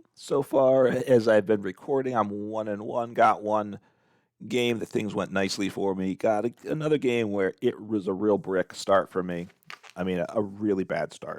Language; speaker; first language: English; native; English